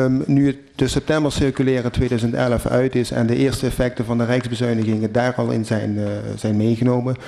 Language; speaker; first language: Dutch; native; Dutch